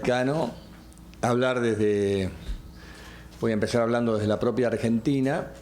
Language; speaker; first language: Spanish; native; Spanish